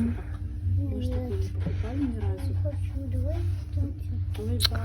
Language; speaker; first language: Russian; non-native, local second language; Kazakh